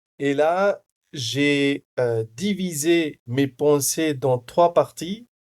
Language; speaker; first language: French; non-native, fluent; Hindi